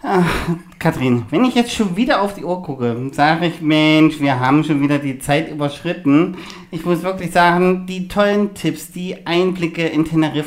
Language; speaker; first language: German; native; German